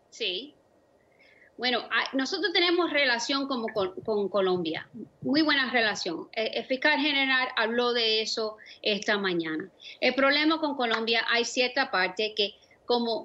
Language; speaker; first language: Spanish; early bilingual, other home language; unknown